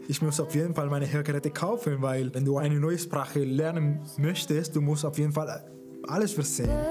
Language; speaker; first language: German; non-native, learner; Spanish